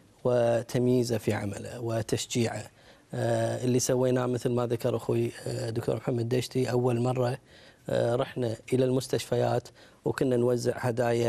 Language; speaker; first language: Arabic; native; Arabic